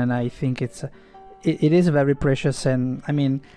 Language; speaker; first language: English; non-native, fluent; Italian